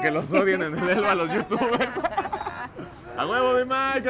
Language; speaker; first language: Spanish; native; Spanish